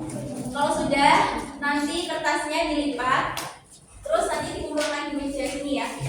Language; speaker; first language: Indonesian; native; Indonesian